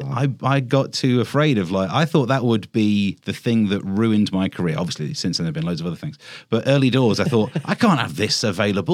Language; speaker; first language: English; native; English